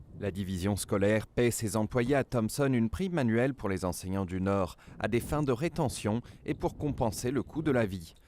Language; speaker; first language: French; native; French